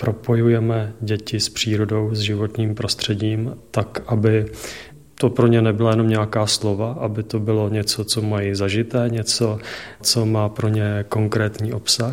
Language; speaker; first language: Czech; native; Czech